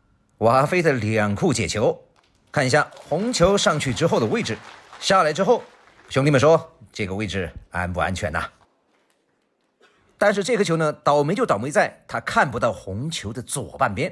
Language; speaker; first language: Chinese; native; Chinese